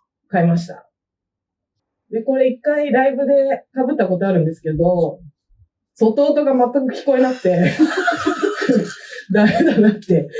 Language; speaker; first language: Japanese; native; Japanese